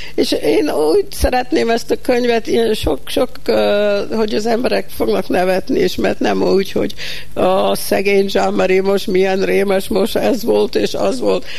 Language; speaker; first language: Hungarian; early bilingual, heritage; Hungarian